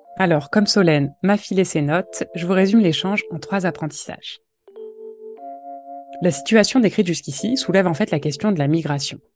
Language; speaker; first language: French; native; French